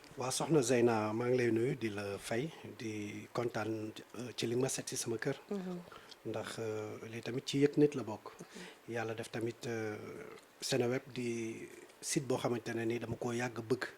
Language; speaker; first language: Wolof; non-native, local second language; Fula